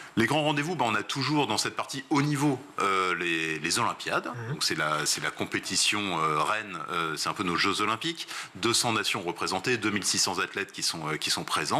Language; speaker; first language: French; native; French